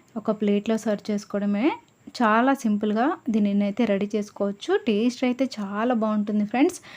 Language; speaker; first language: Telugu; non-native, local second language; Lambadi